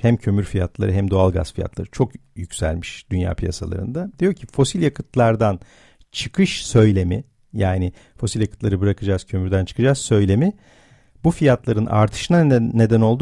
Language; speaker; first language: Turkish; native; Turkish